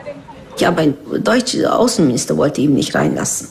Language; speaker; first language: German; non-native, learner; Turkish